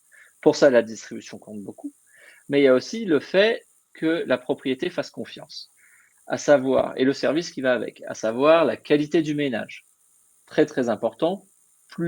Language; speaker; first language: French; native; French